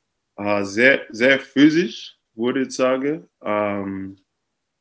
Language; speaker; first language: German; non-native, fluent; English